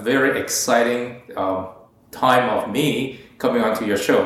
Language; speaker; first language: English; non-native, local second language; Cantonese